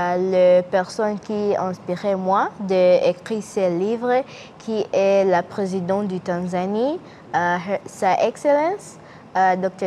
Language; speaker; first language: French; non-native, learner; English